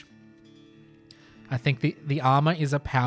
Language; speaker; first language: English; native; English